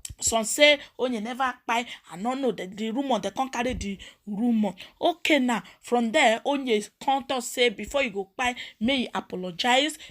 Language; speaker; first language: Nigerian Pidgin; non-native, local second language; Yoruba